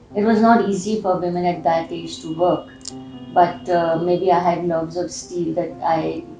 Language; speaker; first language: English; non-native, local second language; Hindi